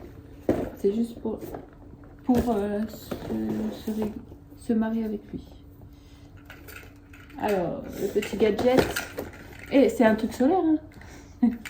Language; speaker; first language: French; native; French